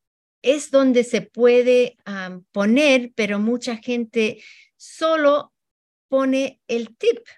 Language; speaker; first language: Spanish; early bilingual, heritage; Spanish